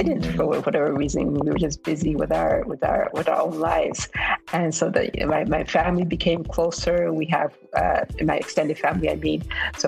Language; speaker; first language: English; native; English